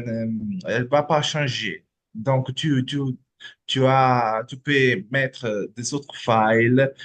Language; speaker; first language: French; non-native, fluent; Italian